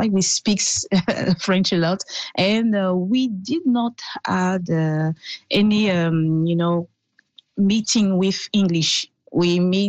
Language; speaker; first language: English; non-native, fluent; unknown